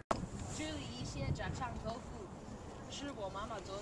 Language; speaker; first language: Chinese; non-native, learner; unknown